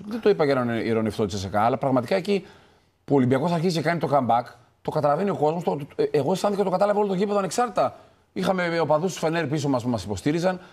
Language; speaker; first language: Greek; native; Greek